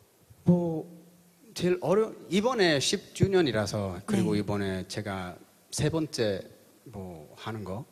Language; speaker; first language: Korean; early bilingual, heritage; English